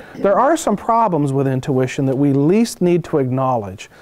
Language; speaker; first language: English; native; English